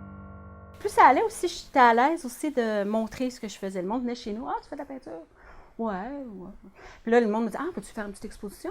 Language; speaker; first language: French; native; French